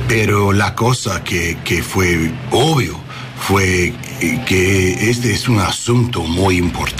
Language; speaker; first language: Spanish; non-native, learner; English